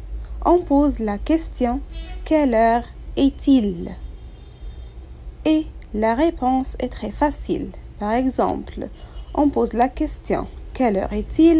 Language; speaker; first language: French; non-native, fluent; Arabic